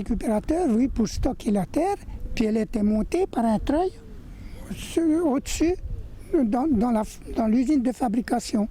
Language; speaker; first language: French; native; French